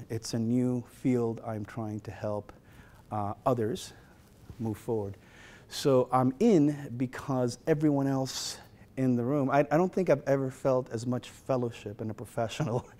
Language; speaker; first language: English; native; English